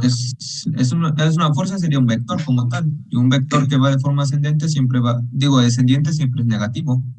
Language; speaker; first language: Spanish; native; Spanish